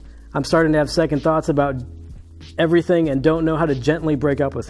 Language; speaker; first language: English; native; English